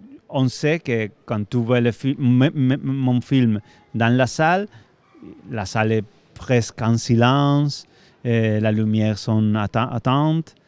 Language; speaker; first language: French; non-native, fluent; Spanish